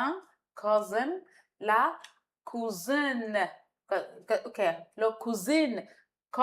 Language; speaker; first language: French; non-native, fluent; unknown